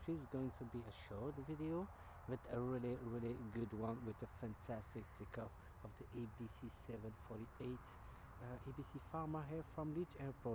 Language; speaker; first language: English; non-native, fluent; French